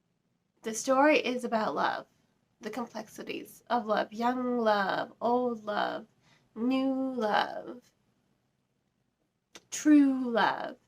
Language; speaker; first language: English; native; English